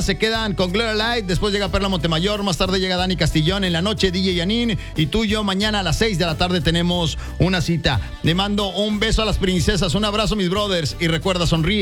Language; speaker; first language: Spanish; native; Spanish